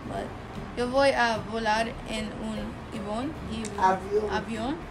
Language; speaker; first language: Spanish; non-native, learner; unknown